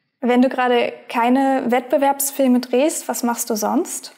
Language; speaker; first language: German; native; German